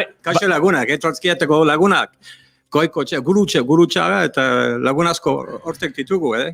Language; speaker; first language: Basque; non-native, learner; English